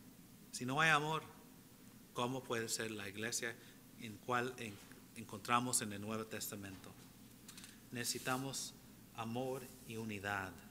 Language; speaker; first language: Spanish; early bilingual, heritage; English